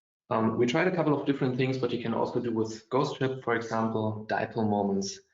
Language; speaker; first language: English; non-native, fluent; German